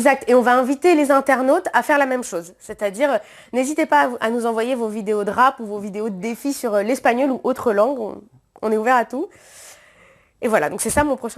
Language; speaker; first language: French; native; French